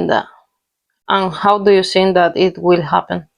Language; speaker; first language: English; non-native, learner; Spanish